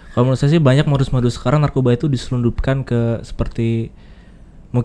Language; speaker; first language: Indonesian; native; Indonesian